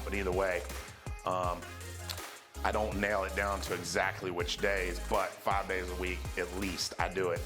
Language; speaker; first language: English; native; English